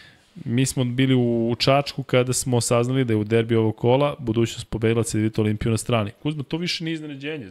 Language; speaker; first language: Serbian; native; Serbian